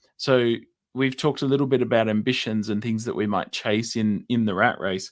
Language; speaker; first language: English; native; English